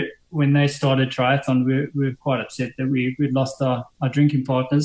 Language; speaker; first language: English; native; English